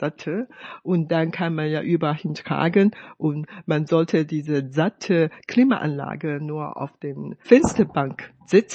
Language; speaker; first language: German; non-native, fluent; Chinese